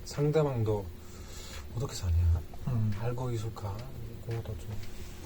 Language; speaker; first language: Korean; non-native, learner; Spanish